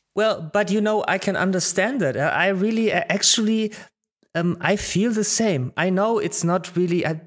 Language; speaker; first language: English; non-native, fluent; Polish